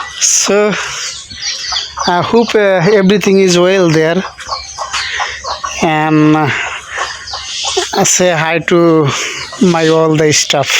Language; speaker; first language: English; non-native, learner; Bangla